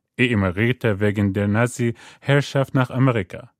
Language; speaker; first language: German; non-native, fluent; Arabic